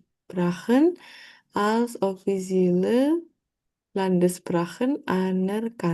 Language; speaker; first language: German; non-native, learner; Indonesian